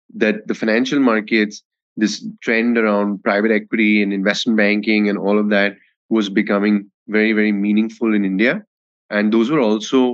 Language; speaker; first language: English; non-native, local second language; Hindi